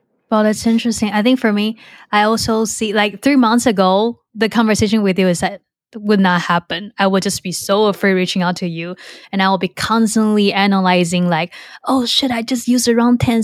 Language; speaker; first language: English; non-native, fluent; Chinese